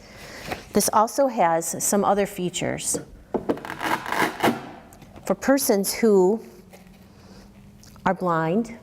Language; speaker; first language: English; native; English